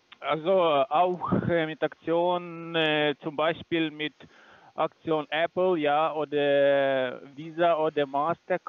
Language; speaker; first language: German; non-native, learner; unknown